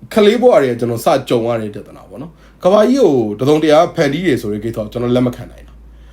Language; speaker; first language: Burmese; native; Burmese